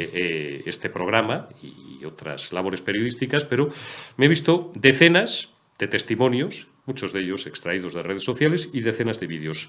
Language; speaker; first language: Spanish; native; Spanish